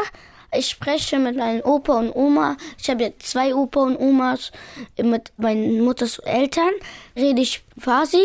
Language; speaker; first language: German; early bilingual, other home language; Pashto